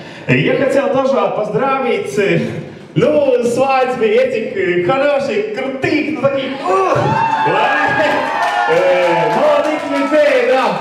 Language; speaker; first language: Russian; non-native, local second language; Latvian